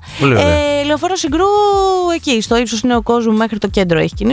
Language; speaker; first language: Greek; native; Greek